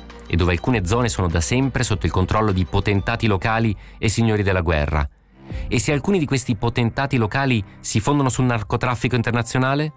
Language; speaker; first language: Italian; native; Italian